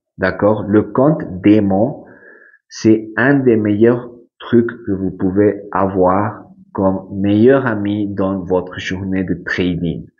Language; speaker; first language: French; non-native, fluent; Spanish